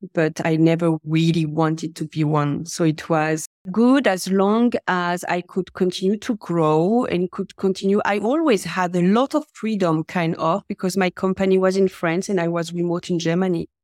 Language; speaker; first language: English; non-native, fluent; French